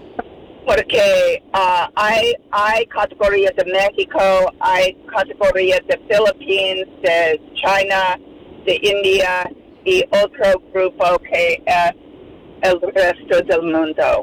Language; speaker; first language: Spanish; non-native, fluent; English